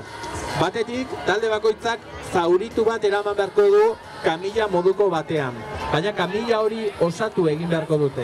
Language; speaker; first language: Basque; native; Basque